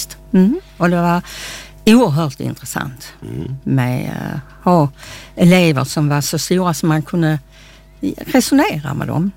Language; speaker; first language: Swedish; native; Swedish